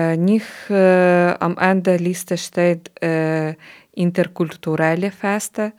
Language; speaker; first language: German; non-native, learner; Ukrainian